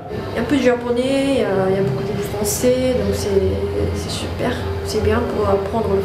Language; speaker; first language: French; non-native, learner; Japanese